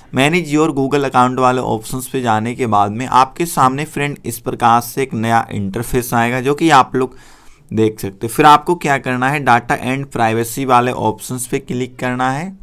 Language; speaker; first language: Hindi; native; Hindi